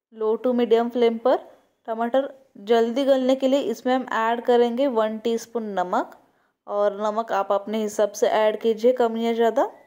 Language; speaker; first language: Hindi; non-native, local second language; Marathi